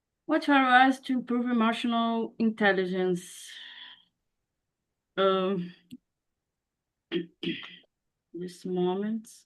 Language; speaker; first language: English; non-native, learner; Portuguese